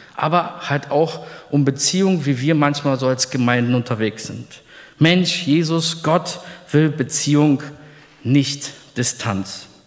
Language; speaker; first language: German; early bilingual, other home language; Polish